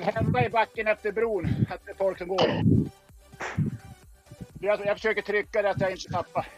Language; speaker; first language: Swedish; native; Swedish